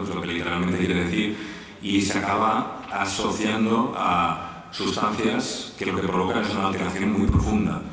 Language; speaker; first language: Spanish; native; Spanish